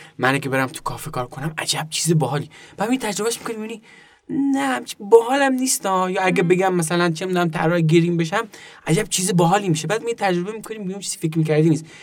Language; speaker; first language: Persian; native; Persian